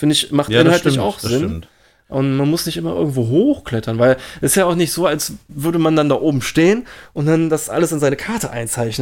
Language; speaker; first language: German; native; German